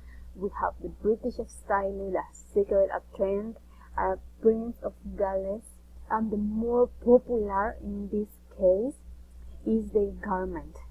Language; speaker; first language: English; non-native, learner; Spanish